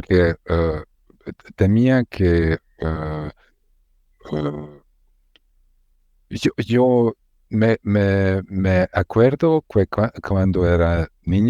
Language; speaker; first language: Spanish; non-native, learner; Hungarian